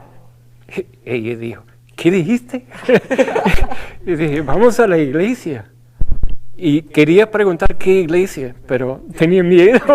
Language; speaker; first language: Spanish; non-native, fluent; English